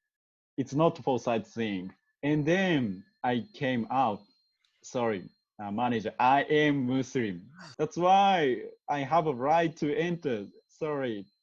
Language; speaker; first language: English; non-native, learner; Japanese